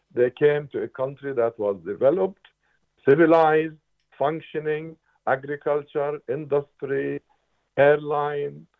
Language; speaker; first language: English; non-native, fluent; Arabic